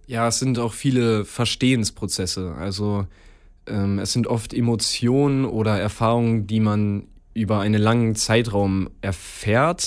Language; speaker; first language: German; native; German